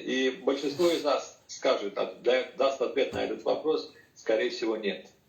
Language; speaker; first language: Russian; native; Russian